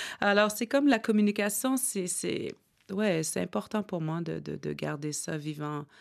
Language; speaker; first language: French; non-native, local second language; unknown